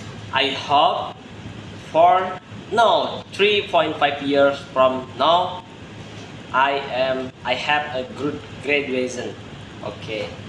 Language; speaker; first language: English; non-native, learner; Indonesian